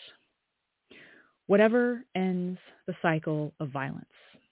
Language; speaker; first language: English; native; English